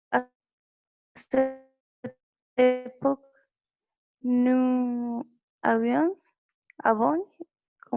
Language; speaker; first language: French; non-native, learner; Spanish